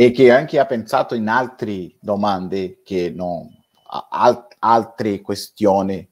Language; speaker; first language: Italian; non-native, fluent; Portuguese